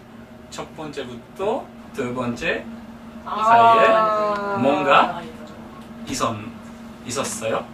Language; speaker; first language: Korean; non-native, fluent; Japanese